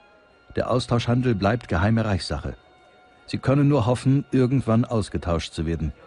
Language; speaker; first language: German; native; German